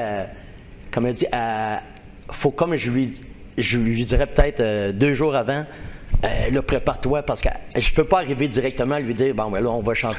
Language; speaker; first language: French; native; French